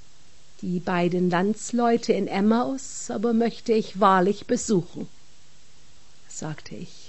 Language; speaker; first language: German; native; German